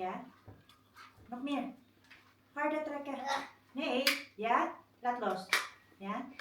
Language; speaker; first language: Dutch; non-native, learner; Filipino